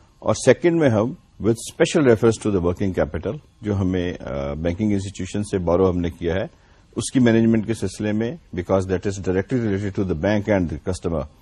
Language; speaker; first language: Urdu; non-native, local second language; Punjabi